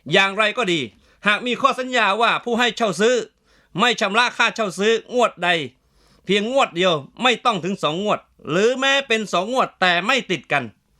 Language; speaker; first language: Thai; native; Thai